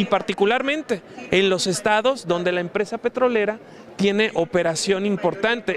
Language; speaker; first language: Spanish; native; Spanish